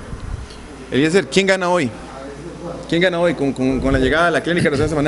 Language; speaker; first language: Spanish; native; Spanish